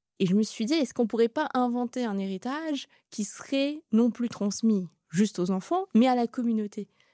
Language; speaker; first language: French; early bilingual, other home language; Tamil